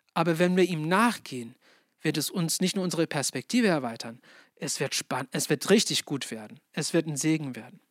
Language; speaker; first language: German; non-native, fluent; English